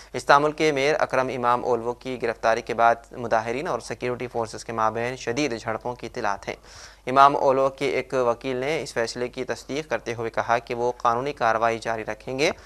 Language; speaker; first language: Urdu; native; Urdu